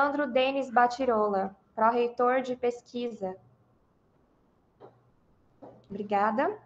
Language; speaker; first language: Portuguese; native; Portuguese